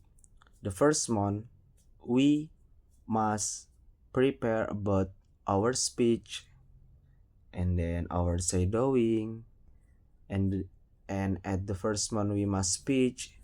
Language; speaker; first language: English; non-native, learner; Indonesian